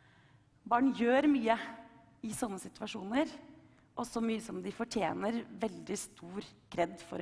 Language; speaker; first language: Norwegian; native; Norwegian